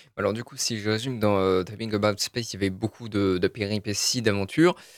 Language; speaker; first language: French; native; French